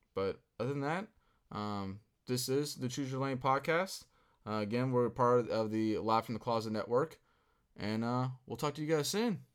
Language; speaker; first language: English; native; English